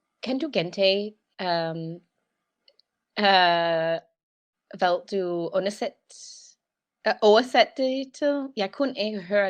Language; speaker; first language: Danish; non-native, learner; English